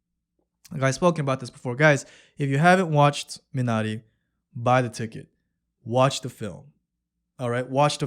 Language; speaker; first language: English; early bilingual, other home language; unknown